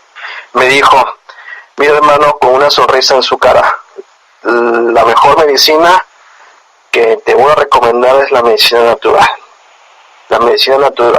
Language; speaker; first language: Spanish; native; Spanish